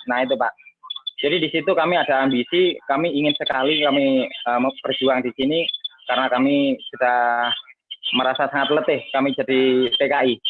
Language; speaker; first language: Indonesian; native; Indonesian